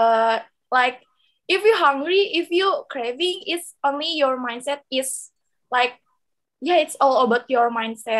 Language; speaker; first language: English; non-native, local second language; Indonesian